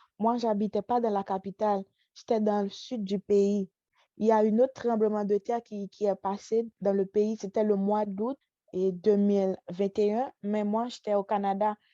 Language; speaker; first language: French; non-native, local second language; Haitian Creole